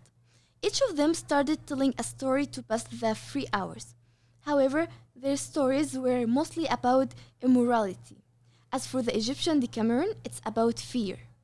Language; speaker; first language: English; non-native, fluent; Arabic